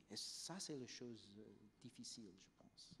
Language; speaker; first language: French; non-native, fluent; English